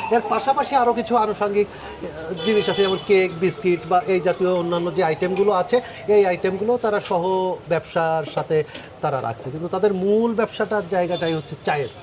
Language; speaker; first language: Bangla; native; Bangla